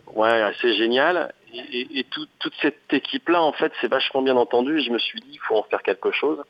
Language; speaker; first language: French; native; French